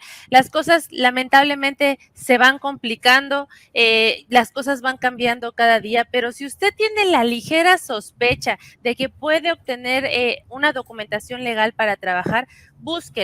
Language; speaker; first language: Spanish; native; Spanish